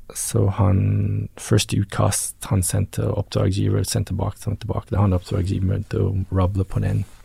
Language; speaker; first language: Norwegian; non-native, fluent; English